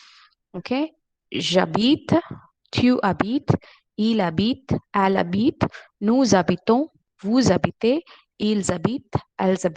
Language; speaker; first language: French; non-native, learner; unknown